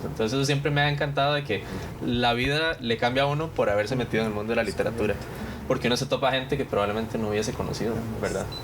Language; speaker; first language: Spanish; native; Spanish